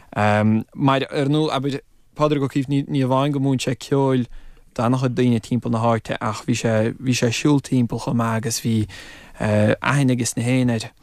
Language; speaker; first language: Irish; non-native, fluent; English